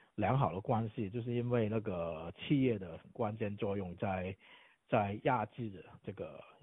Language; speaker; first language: Chinese; non-native, fluent; Cantonese